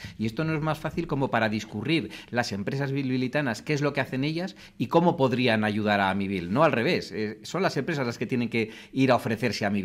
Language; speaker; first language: Spanish; native; Spanish